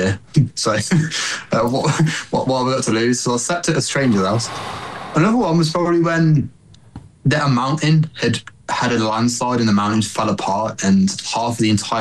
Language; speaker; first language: English; native; English